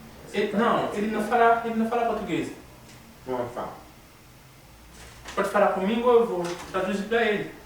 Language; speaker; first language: Portuguese; non-native, fluent; Haitian Creole